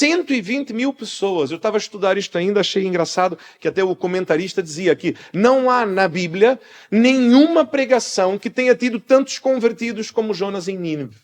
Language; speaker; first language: Portuguese; native; Portuguese